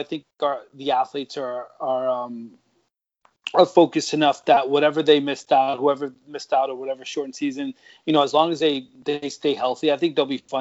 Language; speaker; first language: English; native; English